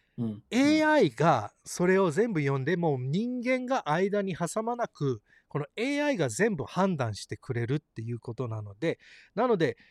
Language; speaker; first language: Japanese; early bilingual, heritage; Japanese